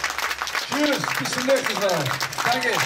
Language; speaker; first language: German; non-native, learner; English